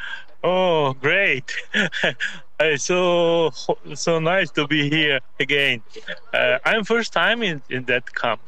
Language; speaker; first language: English; non-native, learner; Ukrainian